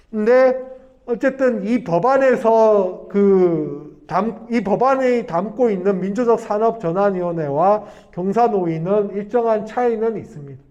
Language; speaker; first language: Korean; native; Korean